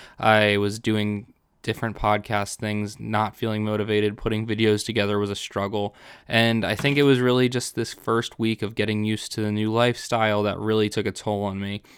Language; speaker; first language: English; native; English